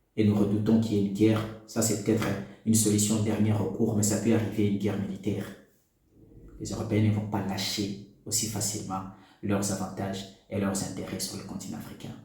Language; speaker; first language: French; non-native, local second language; Lingala